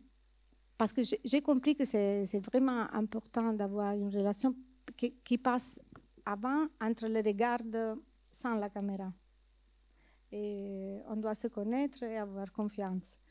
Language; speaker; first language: French; non-native, learner; Italian